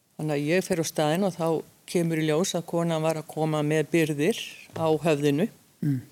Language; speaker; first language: Icelandic; early bilingual, other home language; Hungarian